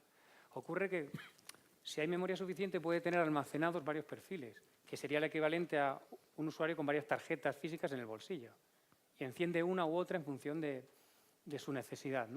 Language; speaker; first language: Spanish; native; Spanish